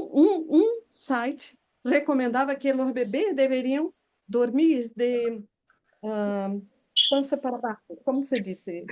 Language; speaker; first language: Spanish; non-native, fluent; Portuguese